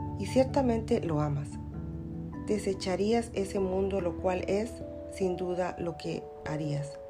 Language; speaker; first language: Spanish; native; Spanish